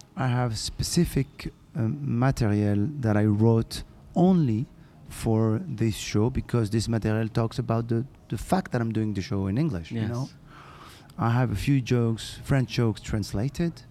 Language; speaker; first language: English; non-native, fluent; Arabic